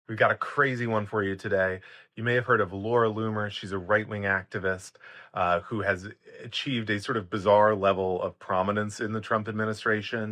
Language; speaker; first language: English; native; English